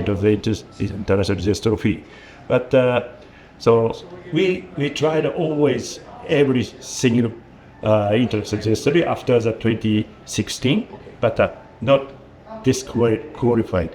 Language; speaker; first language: English; non-native, learner; Japanese